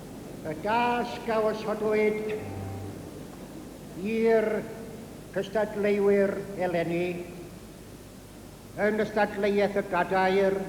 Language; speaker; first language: Welsh; native; Welsh